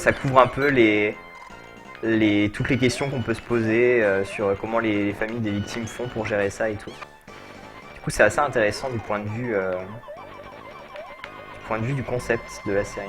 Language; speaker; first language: French; native; French